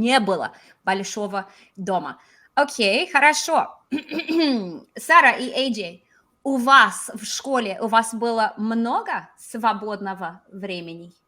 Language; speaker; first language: Russian; non-native, fluent; English